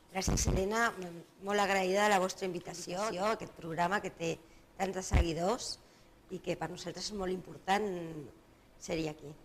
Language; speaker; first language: Catalan; non-native, local second language; Spanish